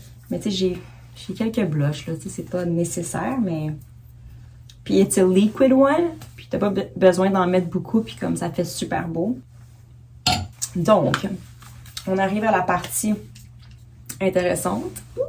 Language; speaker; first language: French; native; French